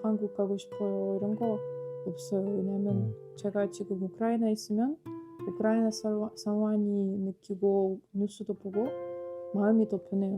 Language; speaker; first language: Korean; non-native, fluent; Ukrainian